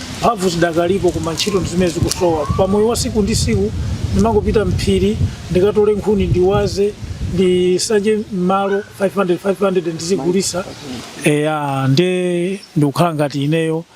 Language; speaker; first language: Nyanja; native; Nyanja